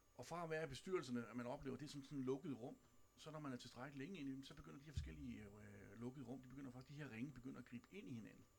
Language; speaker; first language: Danish; native; Danish